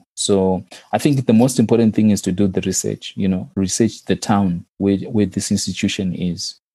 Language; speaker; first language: English; non-native, local second language; Shona